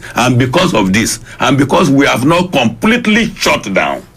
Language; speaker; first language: English; non-native, local second language; Yoruba